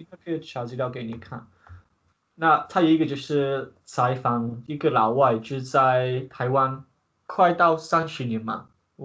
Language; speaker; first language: Chinese; non-native, learner; English